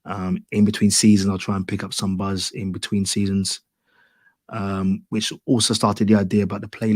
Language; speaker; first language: English; native; English